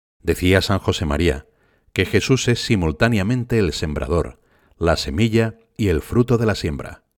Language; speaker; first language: Spanish; native; Spanish